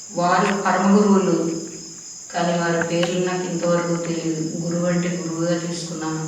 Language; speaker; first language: Telugu; early bilingual, heritage; Telugu